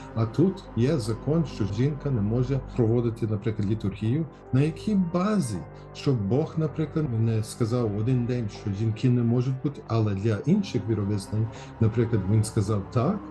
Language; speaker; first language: Ukrainian; early bilingual, heritage; Ukrainian